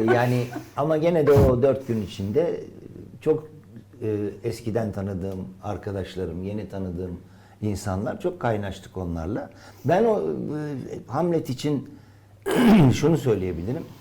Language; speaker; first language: Turkish; native; Turkish